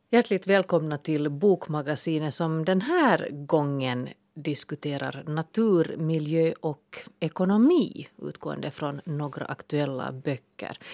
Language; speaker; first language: Swedish; native; Swedish